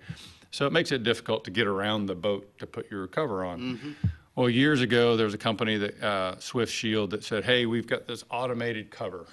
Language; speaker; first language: English; native; English